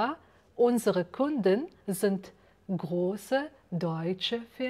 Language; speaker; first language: German; non-native, fluent; Uzbek